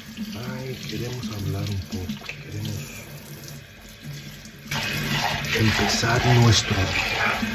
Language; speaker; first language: Spanish; early bilingual, heritage; English